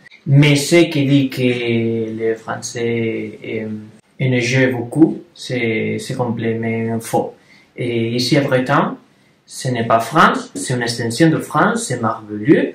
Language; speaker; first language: French; non-native, learner; Spanish